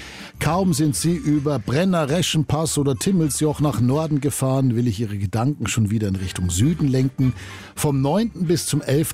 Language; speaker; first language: German; native; German